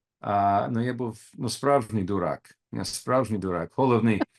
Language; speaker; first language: Ukrainian; non-native, learner; English